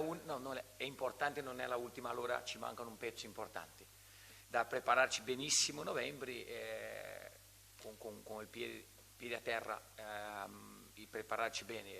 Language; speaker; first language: Italian; non-native, fluent; Portuguese